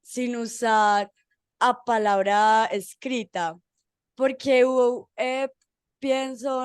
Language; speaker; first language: Portuguese; non-native, fluent; Spanish